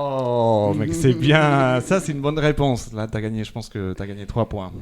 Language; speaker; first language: French; native; French